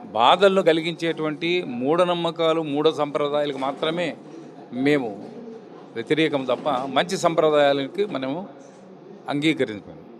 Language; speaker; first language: Telugu; native; Telugu